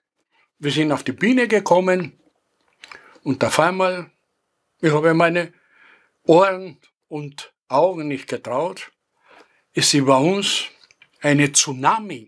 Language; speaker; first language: German; non-native, fluent; Greek